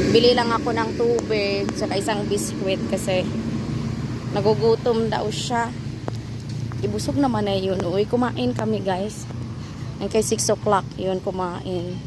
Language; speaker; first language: Filipino; non-native, local second language; Cebuano